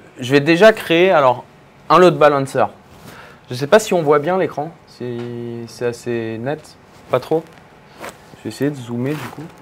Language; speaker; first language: French; native; French